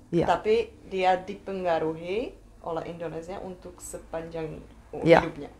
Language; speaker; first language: Indonesian; non-native, fluent; Czech